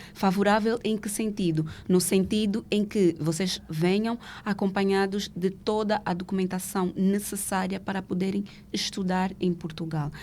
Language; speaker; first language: Portuguese; native; Portuguese